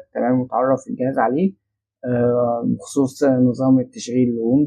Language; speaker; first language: Arabic; native; Arabic